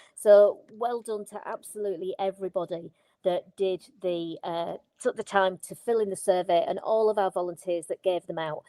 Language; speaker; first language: English; native; English